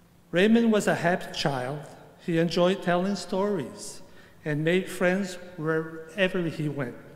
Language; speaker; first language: English; non-native, local second language; French